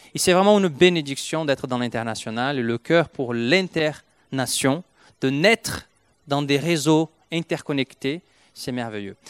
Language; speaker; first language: French; non-native, fluent; Portuguese